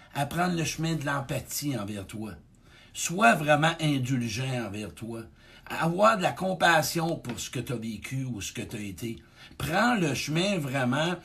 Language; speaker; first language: French; native; French